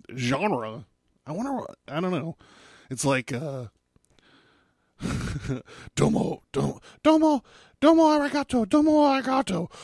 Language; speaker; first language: English; native; English